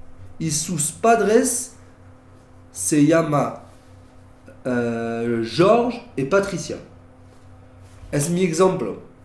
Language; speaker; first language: Spanish; non-native, learner; French